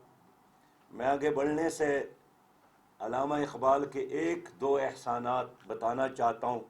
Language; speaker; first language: Urdu; native; Urdu